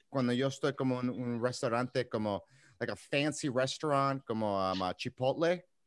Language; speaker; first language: Spanish; early bilingual, other home language; English